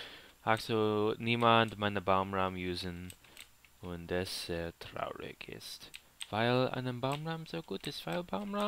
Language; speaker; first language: German; non-native, learner; English